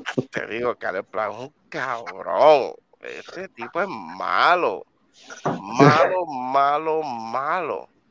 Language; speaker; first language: Spanish; native; Spanish